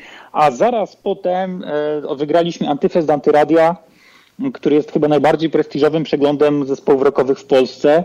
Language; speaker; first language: Polish; native; Polish